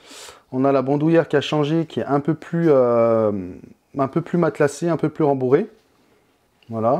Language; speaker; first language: French; native; French